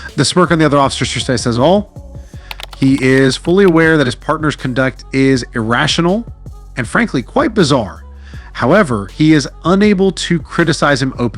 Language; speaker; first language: English; native; English